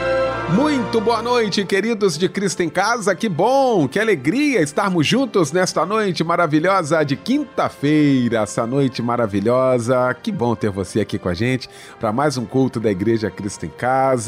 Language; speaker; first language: Portuguese; native; Portuguese